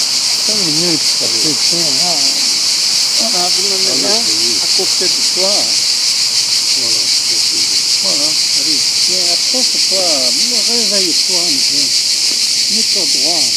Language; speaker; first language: French; native; French